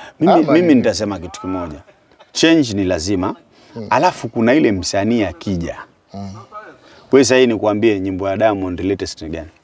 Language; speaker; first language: Swahili; native; Swahili